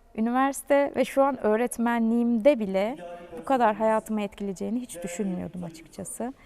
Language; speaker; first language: Turkish; native; Turkish